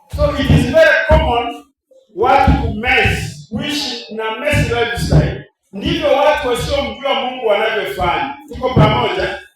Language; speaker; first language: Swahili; non-native, local second language; Gusii